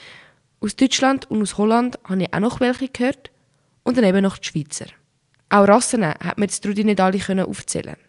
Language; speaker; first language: German; native; German